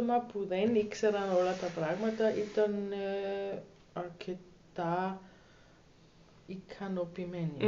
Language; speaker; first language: Greek; non-native, learner; German